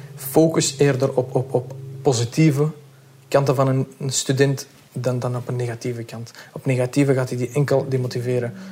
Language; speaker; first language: Dutch; early bilingual, other home language; Pashto